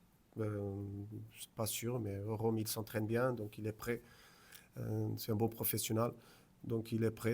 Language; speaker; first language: French; non-native, fluent; Portuguese